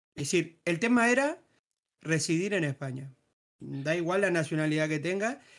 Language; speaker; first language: Spanish; native; Spanish